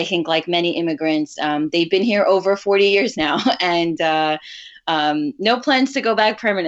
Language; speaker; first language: English; early bilingual, other home language; Urdu